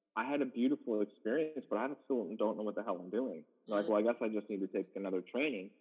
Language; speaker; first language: English; native; English